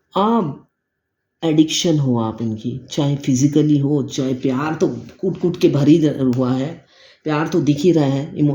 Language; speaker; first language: Hindi; native; Hindi